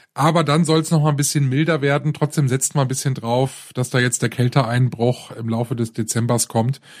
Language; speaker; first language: German; native; German